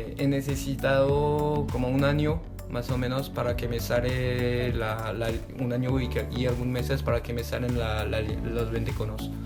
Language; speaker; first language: Spanish; non-native, fluent; French